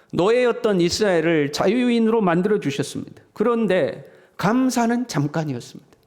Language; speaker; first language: Korean; native; Korean